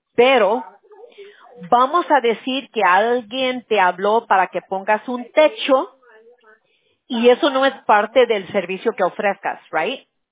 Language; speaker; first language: Spanish; early bilingual, heritage; Spanish